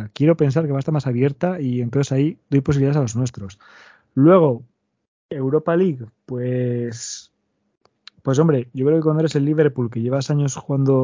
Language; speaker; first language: Spanish; native; Spanish